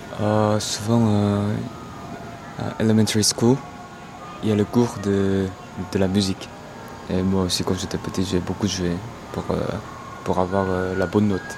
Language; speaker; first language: French; non-native, fluent; Korean